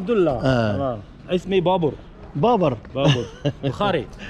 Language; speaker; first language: Arabic; non-native, learner; Uzbek